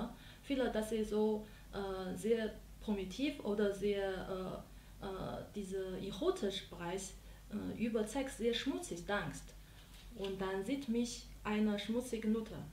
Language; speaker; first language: German; non-native, learner; Chinese